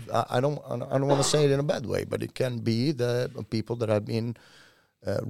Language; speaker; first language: English; non-native, fluent; Italian